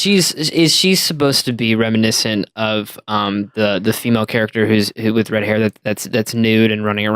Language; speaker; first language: English; native; English